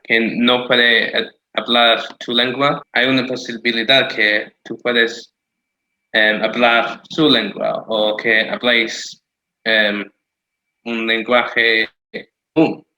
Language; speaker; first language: Spanish; non-native, fluent; English